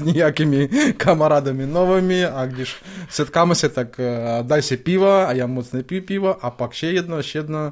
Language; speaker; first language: Czech; non-native, learner; Ukrainian